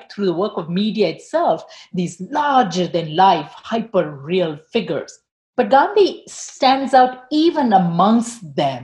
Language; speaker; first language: English; non-native, local second language; Tamil